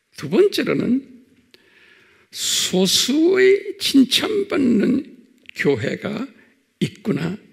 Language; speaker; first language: Korean; native; Korean